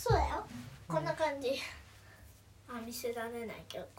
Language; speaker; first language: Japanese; early bilingual, other home language; Korean